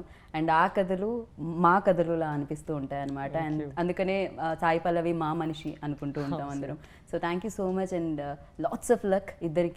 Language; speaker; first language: Telugu; native; Telugu